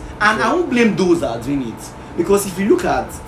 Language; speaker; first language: English; non-native, local second language; Yoruba